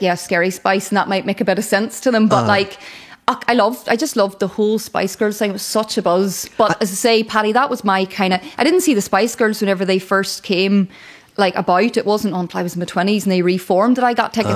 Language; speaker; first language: English; native; English